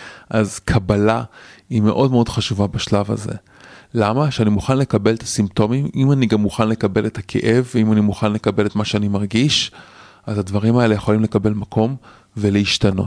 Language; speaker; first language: Hebrew; native; Hebrew